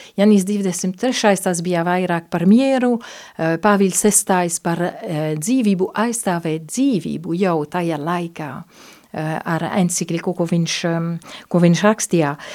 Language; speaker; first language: Latvian; non-native, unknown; Italian